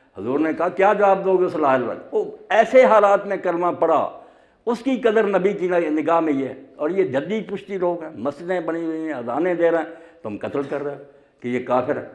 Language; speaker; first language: Urdu; non-native, local second language; Punjabi